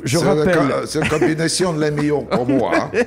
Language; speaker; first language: French; non-native, learner; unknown